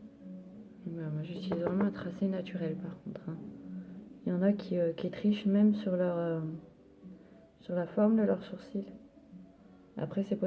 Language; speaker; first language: French; native; French